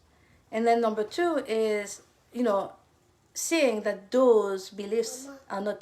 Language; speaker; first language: English; non-native, fluent; French